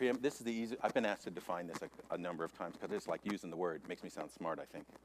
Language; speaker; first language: English; native; English